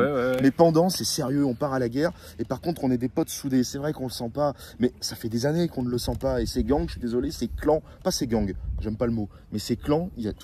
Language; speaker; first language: French; native; French